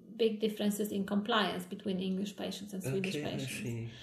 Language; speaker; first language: English; non-native, fluent; Polish